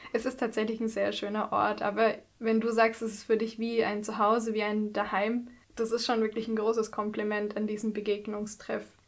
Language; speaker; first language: German; native; German